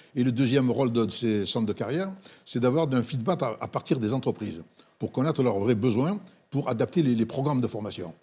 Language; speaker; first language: French; non-native, local second language; Arabic